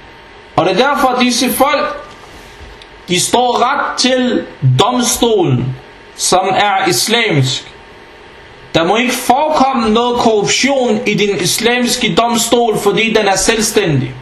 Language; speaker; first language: Danish; early bilingual, other home language; Arabic